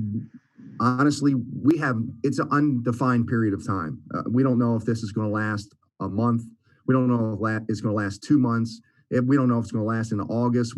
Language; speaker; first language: English; native; English